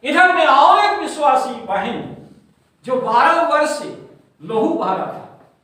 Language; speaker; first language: Hindi; non-native, local second language; Bangla